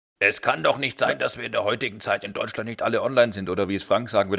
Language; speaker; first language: German; native; German